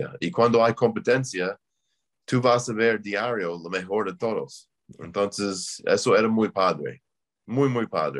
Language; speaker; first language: Spanish; non-native, learner; English